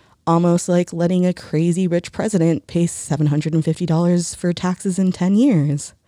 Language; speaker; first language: English; early bilingual, other home language; Spanish